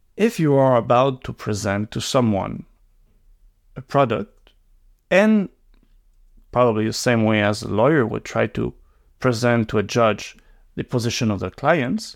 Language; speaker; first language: English; non-native, local second language; French